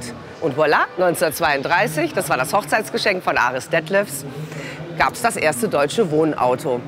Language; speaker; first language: German; native; German